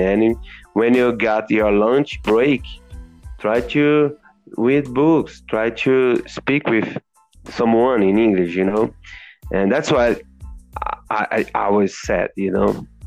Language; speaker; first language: English; non-native, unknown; Portuguese